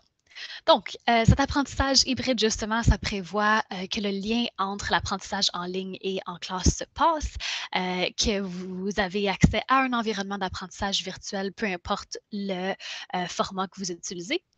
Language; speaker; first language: French; native; French